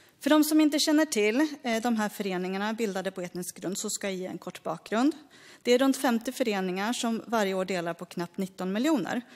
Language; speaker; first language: Swedish; early bilingual, other home language; Greek